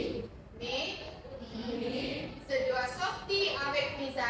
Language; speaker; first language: French; non-native, fluent; Indonesian